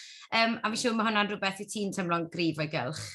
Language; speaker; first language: Welsh; native; Welsh